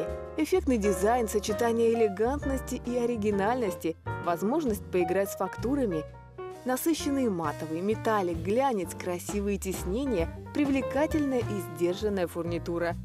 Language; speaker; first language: Russian; native; Russian